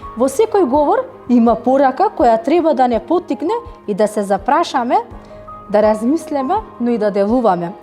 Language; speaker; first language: Macedonian; non-native, local second language; Romany